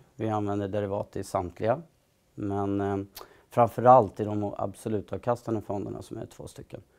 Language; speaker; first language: Swedish; native; Swedish